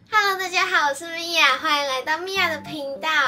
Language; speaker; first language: Chinese; native; Chinese